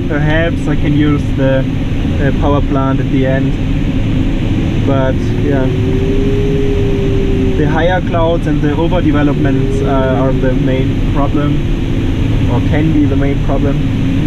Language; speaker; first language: English; non-native, fluent; German